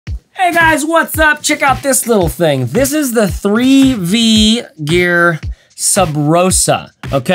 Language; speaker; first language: English; native; English